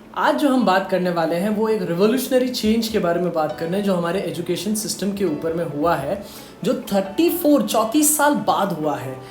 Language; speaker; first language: Hindi; native; Hindi